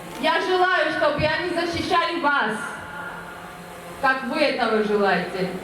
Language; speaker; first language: Russian; non-native, fluent; Georgian